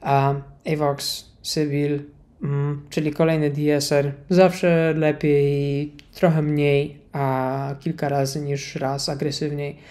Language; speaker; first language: Polish; native; Polish